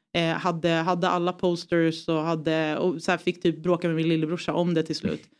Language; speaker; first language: Swedish; early bilingual, other home language; Persian